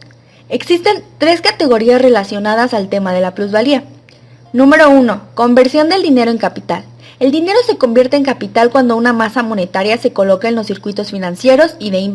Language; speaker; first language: Spanish; native; Spanish